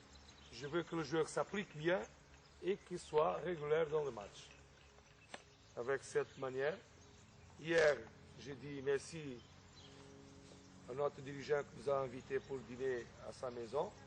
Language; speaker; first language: French; non-native, fluent; Portuguese